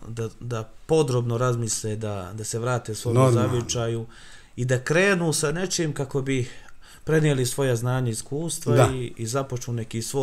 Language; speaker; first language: Croatian; native; Croatian